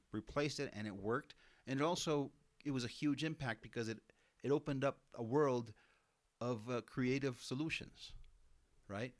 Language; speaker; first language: English; non-native, fluent; Spanish